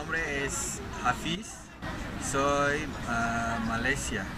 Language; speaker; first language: Spanish; non-native, learner; Malay